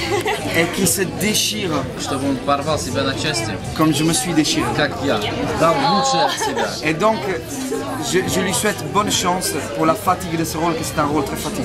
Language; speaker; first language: French; non-native, fluent; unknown